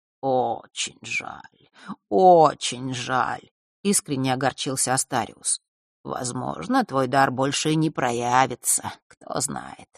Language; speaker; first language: Russian; native; Russian